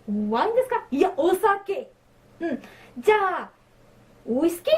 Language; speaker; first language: Japanese; non-native, learner; French